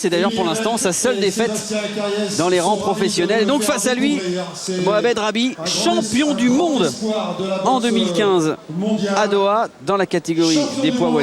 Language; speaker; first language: French; native; French